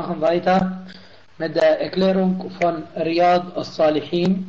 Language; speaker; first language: German; non-native, fluent; Arabic